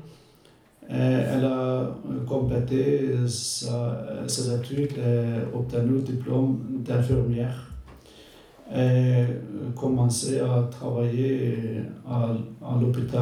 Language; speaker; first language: French; non-native, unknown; Turkish